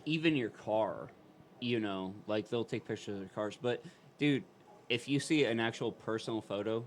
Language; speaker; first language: English; native; English